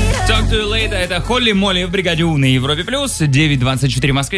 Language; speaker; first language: Russian; native; Russian